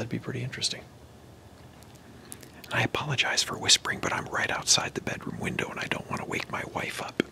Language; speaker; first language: English; native; English